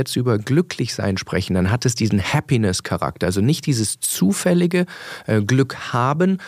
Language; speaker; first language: German; early bilingual, other home language; Danish